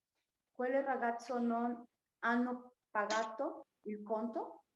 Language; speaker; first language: Italian; non-native, learner; Spanish